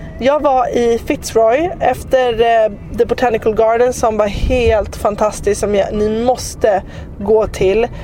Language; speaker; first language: Swedish; native; Swedish